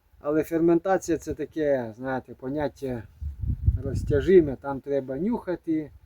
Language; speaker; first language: Ukrainian; native; Ukrainian